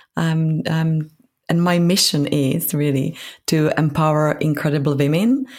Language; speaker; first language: English; non-native, fluent; Czech